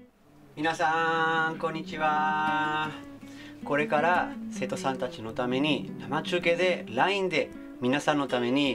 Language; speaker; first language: Japanese; non-native, fluent; Spanish